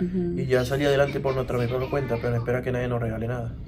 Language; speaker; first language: Spanish; native; Spanish